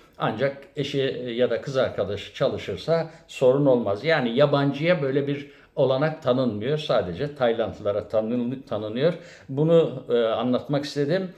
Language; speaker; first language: Turkish; native; Turkish